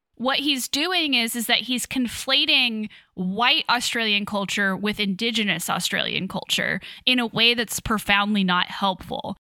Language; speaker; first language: English; native; English